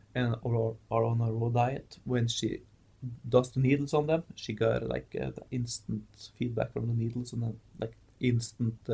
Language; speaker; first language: English; non-native, fluent; Norwegian